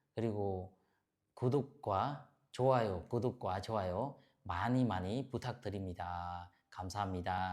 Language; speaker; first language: Korean; non-native, fluent; Khmer